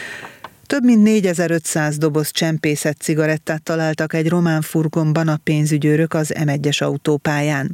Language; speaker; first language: Hungarian; native; Hungarian